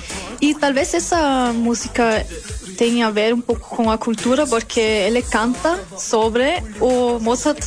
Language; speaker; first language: Portuguese; non-native, learner; German